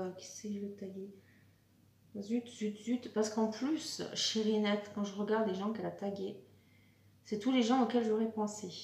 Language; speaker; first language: French; native; French